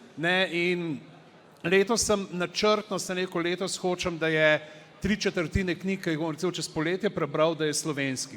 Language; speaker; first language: Slovenian; native; Slovenian